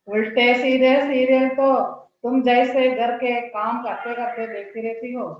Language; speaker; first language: Hindi; non-native, local second language; Malayalam